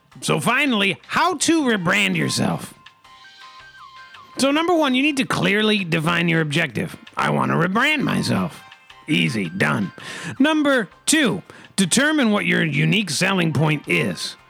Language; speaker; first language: English; native; English